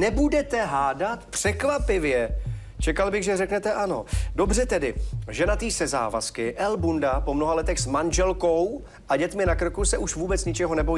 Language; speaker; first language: Czech; native; Czech